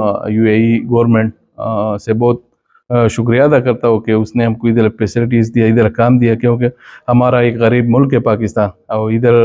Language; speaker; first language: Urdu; non-native, local second language; Pashto